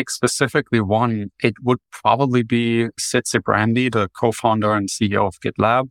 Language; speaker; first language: English; non-native, fluent; German